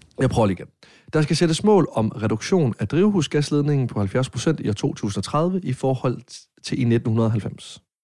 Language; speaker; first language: Danish; native; Danish